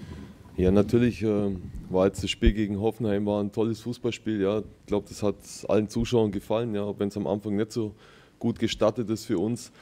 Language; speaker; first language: German; native; German